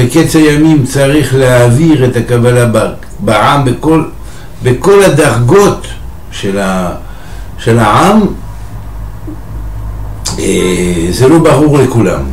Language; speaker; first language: Hebrew; non-native, fluent; French